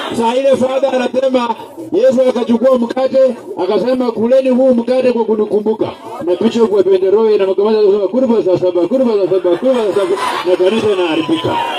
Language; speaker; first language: Swahili; non-native, local second language; Luyia